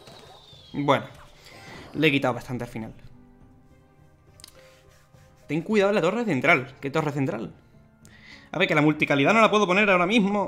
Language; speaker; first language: Spanish; native; Spanish